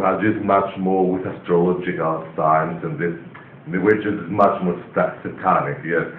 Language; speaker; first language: English; non-native, learner; Greek